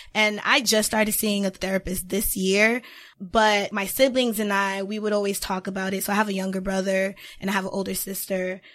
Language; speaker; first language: English; native; English